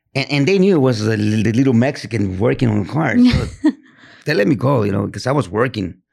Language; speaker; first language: English; non-native, fluent; Spanish